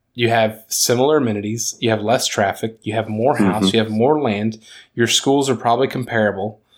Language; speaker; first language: English; native; English